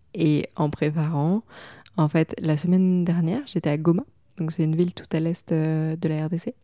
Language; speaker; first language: French; native; French